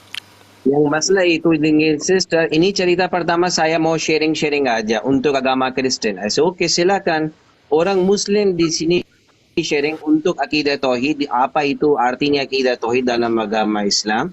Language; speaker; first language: Indonesian; non-native, learner; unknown